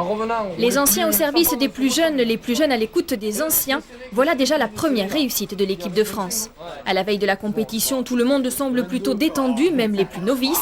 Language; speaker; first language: French; native; French